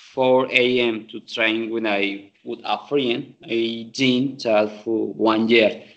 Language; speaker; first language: English; non-native, learner; Spanish